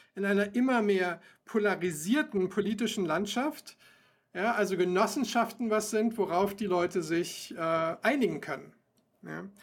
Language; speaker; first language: German; native; German